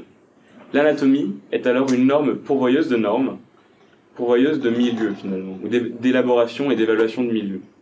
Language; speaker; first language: French; native; French